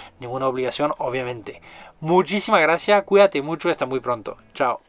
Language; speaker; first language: Spanish; non-native, fluent; French